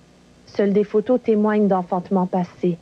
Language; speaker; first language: French; native; French